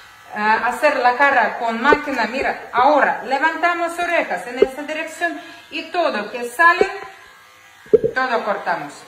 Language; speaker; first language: Spanish; non-native, learner; Ukrainian